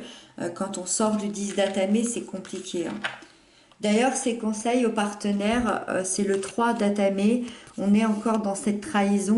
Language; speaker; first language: French; native; French